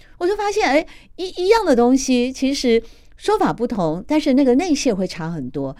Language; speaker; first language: Chinese; native; Chinese